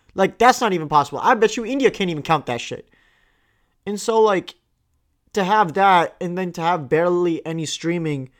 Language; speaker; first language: English; non-native, local second language; Tamil